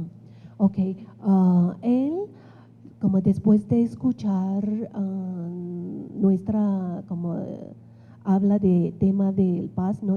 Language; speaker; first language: Spanish; non-native, fluent; Chinese